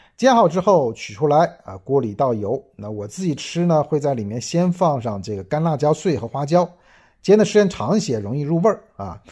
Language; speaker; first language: Chinese; native; Chinese